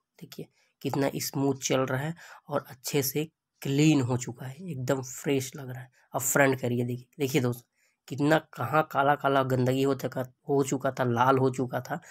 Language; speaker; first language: Hindi; native; Hindi